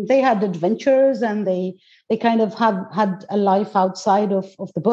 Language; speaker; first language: English; non-native, fluent; Greek